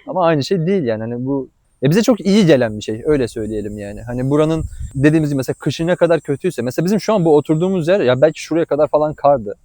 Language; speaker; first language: Turkish; native; Turkish